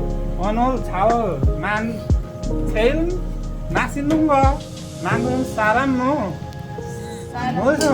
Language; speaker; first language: Korean; non-native, learner; Nepali